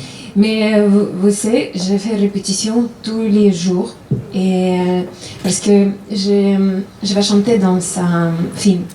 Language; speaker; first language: French; non-native, learner; Russian